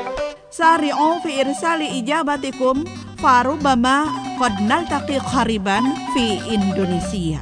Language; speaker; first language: Arabic; non-native, fluent; Indonesian